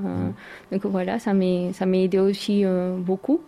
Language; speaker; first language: French; non-native, learner; Spanish